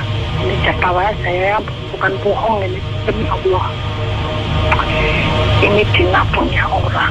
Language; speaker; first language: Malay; non-native, learner; Indonesian